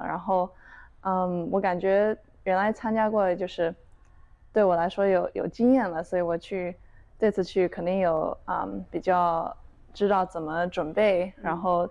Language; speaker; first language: Chinese; early bilingual, heritage; Chinese